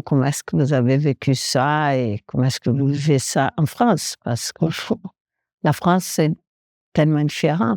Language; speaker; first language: French; non-native, fluent; Portuguese